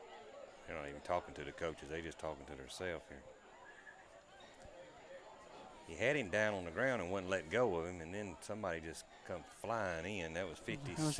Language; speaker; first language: English; native; English